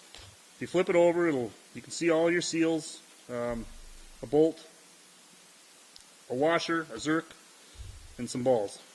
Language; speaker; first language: English; native; English